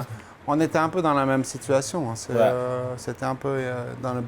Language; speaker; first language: French; native; French